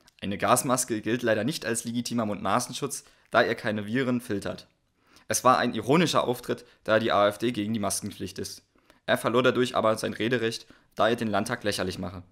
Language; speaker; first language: German; native; German